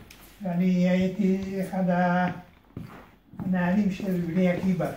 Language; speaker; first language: Hebrew; early bilingual, other home language; Hungarian